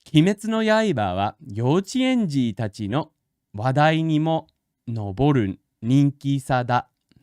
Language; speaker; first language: Japanese; non-native, fluent; English